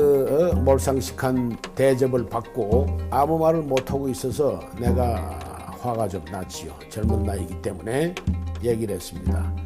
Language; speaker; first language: Korean; native; Korean